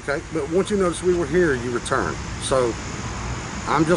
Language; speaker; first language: English; native; English